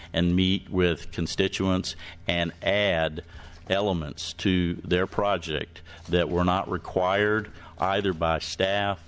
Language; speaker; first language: English; native; English